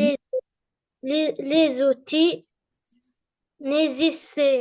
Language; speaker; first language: French; non-native, learner; Arabic